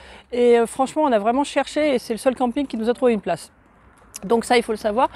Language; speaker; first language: French; native; French